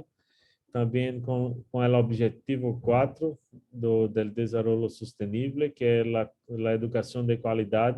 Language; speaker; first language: Spanish; non-native, learner; Portuguese